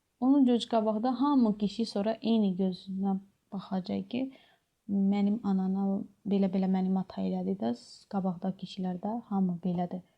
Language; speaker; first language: Azerbaijani; non-native, fluent; Urdu